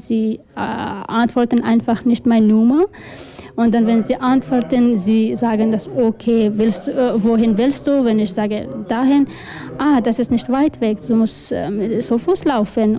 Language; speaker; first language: German; non-native, learner; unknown